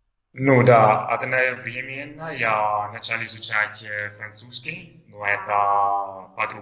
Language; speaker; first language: Russian; non-native, fluent; Italian